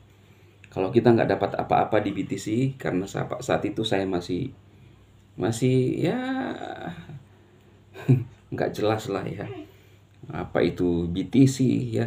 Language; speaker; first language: Indonesian; native; Indonesian